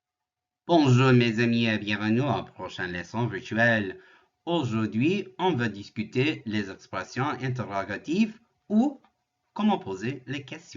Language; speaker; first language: French; non-native, fluent; English